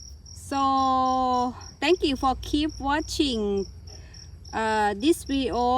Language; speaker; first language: English; non-native, learner; Thai